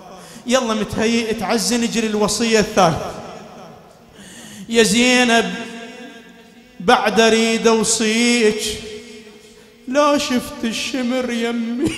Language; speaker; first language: Arabic; native; Arabic